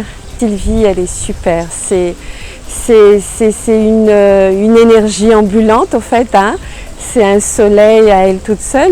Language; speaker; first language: French; non-native, local second language; Malagasy